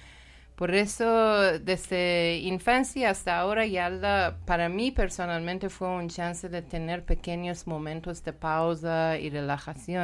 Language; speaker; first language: Spanish; non-native, learner; Persian